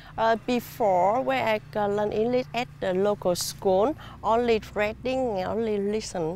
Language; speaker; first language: English; non-native, learner; Vietnamese